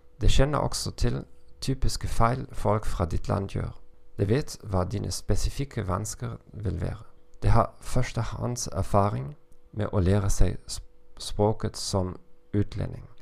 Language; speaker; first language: Norwegian; non-native, learner; German